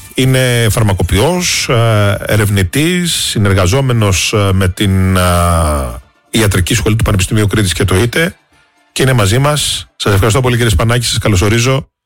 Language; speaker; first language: Greek; native; Greek